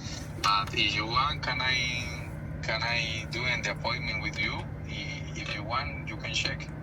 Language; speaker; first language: English; non-native, learner; Spanish